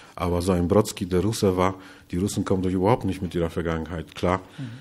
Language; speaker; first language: German; non-native, fluent; Polish